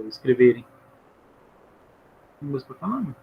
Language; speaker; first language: Portuguese; native; Portuguese